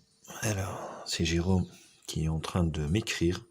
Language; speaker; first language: French; native; French